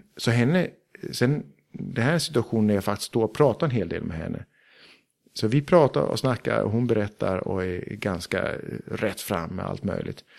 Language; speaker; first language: Swedish; early bilingual, heritage; Swedish